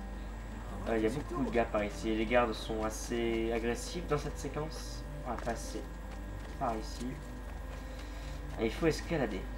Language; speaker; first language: French; native; French